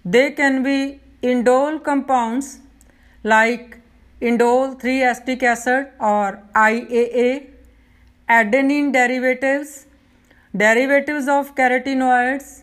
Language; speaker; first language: English; non-native, local second language; Punjabi